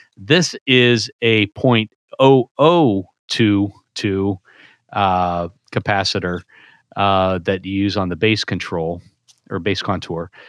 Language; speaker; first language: English; native; English